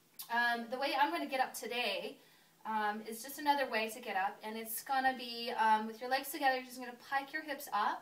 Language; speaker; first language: English; native; English